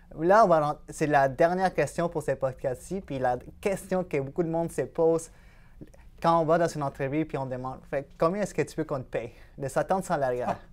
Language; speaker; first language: French; native; French